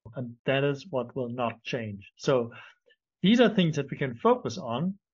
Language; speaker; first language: English; non-native, fluent; German